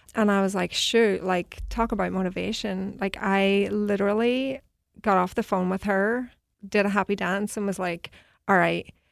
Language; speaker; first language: English; native; English